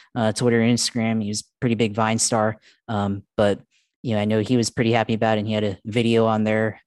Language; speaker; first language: English; early bilingual, other home language; Filipino